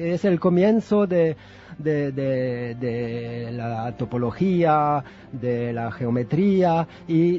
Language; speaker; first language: Spanish; non-native, fluent; French